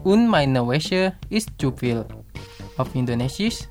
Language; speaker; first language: German; non-native, learner; Indonesian